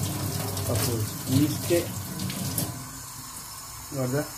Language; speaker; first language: Italian; non-native, learner; Sinhala